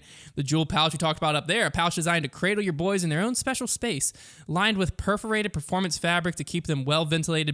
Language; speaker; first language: English; native; English